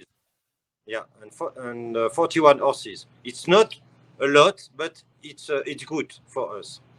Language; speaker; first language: English; non-native, learner; French